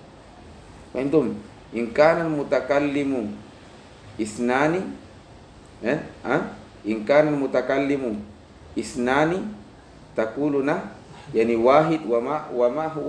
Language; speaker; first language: Arabic; non-native, fluent; Indonesian